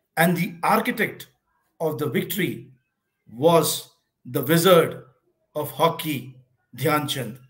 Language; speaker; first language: English; non-native, local second language; Hindi